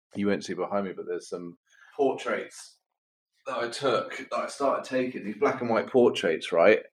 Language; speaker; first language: English; native; English